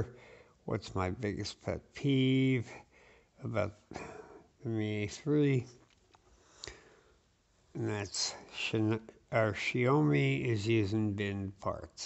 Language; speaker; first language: English; native; English